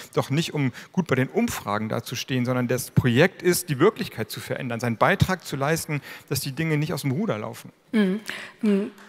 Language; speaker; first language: German; native; German